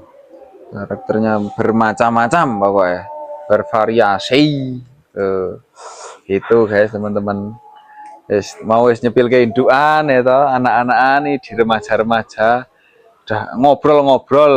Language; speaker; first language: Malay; non-native, local second language; Javanese